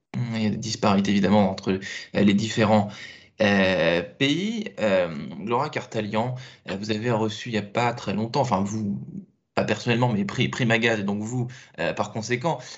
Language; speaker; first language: French; native; French